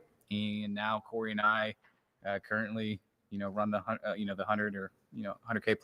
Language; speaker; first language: English; native; English